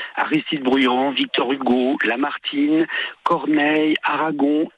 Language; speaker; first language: French; native; French